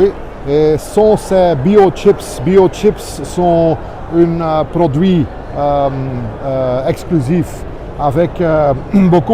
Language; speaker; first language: French; non-native, local second language; Dutch